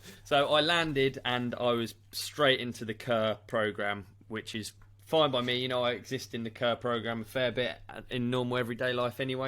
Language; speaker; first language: English; native; English